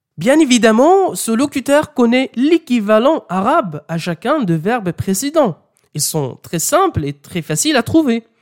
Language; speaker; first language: French; non-native, fluent; Arabic